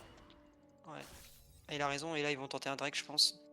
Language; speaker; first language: French; native; French